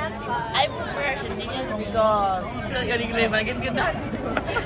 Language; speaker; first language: English; non-native, learner; Spanish